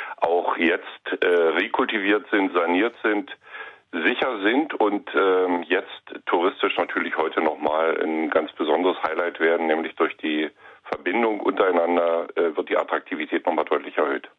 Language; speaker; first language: German; native; German